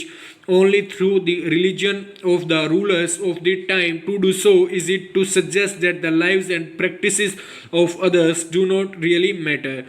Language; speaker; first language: English; non-native, local second language; Hindi